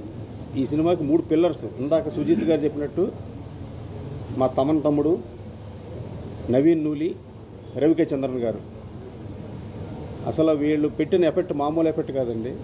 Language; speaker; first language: Telugu; native; Telugu